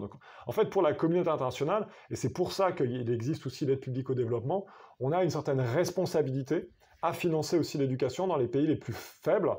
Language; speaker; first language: French; native; French